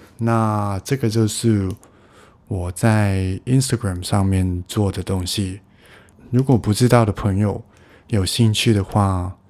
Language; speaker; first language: Chinese; non-native, local second language; Cantonese